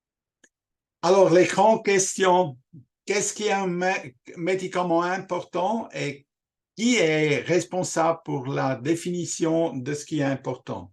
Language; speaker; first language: French; non-native, local second language; German